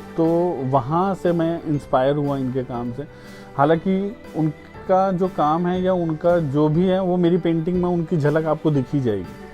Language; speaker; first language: Hindi; native; Hindi